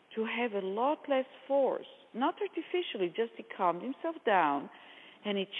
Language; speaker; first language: English; non-native, fluent; Hebrew